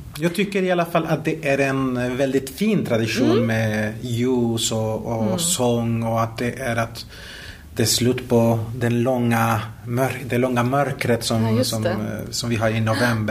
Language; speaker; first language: Swedish; non-native, fluent; Spanish